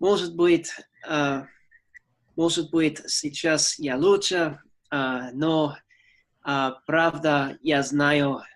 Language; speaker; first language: Russian; non-native, learner; English